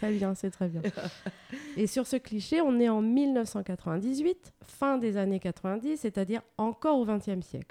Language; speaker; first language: French; native; French